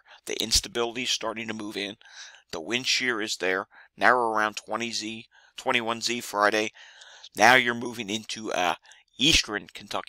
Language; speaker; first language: English; native; English